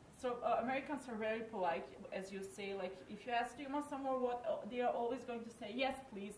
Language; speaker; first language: English; non-native, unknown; Serbian